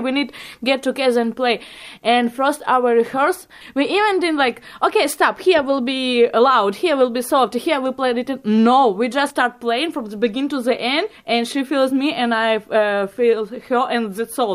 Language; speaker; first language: English; non-native, learner; Ukrainian